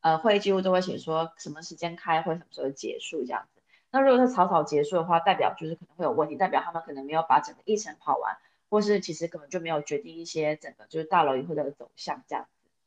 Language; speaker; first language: Chinese; native; Chinese